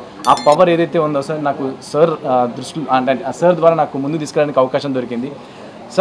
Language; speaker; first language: Telugu; native; Telugu